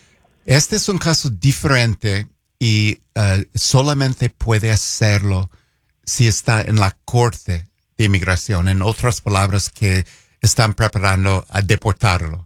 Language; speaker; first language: Spanish; non-native, fluent; English